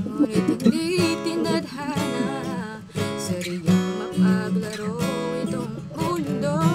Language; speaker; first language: Filipino; native; Filipino